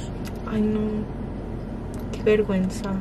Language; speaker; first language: Spanish; early bilingual, heritage; Spanish